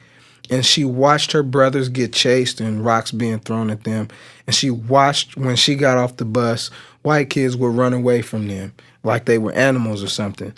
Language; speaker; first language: English; native; English